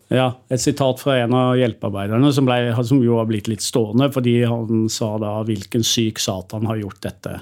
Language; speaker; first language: Norwegian; native; Norwegian